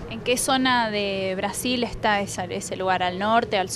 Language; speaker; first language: Portuguese; non-native, learner; Spanish